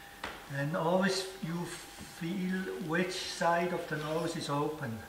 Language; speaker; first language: English; non-native, learner; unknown